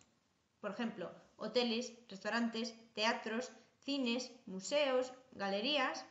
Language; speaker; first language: Spanish; non-native, fluent; English